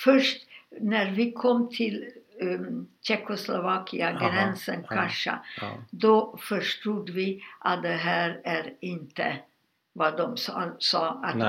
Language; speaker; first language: Swedish; non-native, fluent; Hungarian